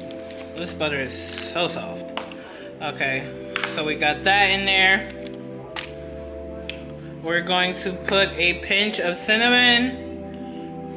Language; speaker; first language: English; native; English